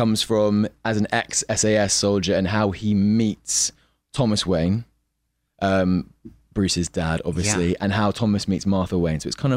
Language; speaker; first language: English; native; English